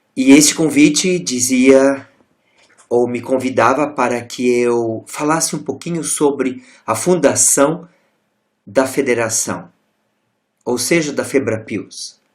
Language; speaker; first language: Portuguese; non-native, local second language; German